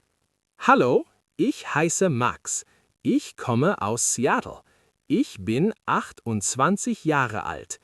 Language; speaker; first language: German; non-native, learner; English